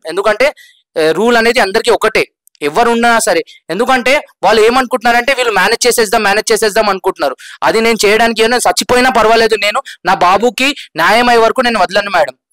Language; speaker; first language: Telugu; non-native, local second language; Urdu